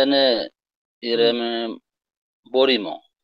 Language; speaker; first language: Korean; non-native, learner; Tetum